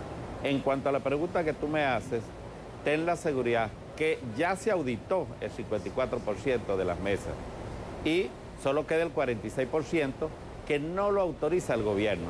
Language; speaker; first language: Spanish; native; Spanish